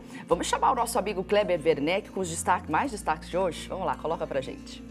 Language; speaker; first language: Portuguese; native; Portuguese